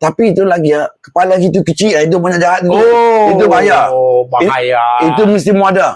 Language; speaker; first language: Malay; non-native, local second language; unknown